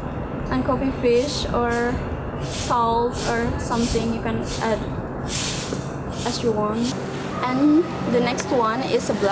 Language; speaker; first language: English; non-native, learner; Indonesian